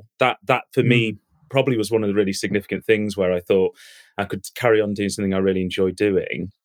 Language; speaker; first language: English; native; English